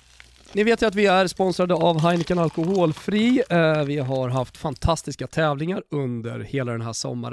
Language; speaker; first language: Swedish; native; Swedish